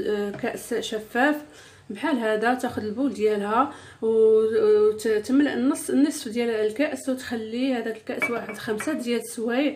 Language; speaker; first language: Arabic; native; Arabic